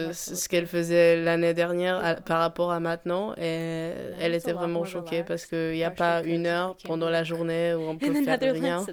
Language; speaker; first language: French; non-native, fluent; Polish